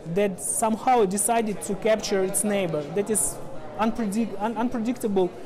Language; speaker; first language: English; non-native, fluent; Ukrainian